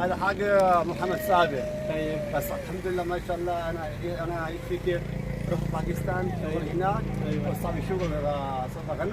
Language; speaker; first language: Arabic; non-native, learner; Saraiki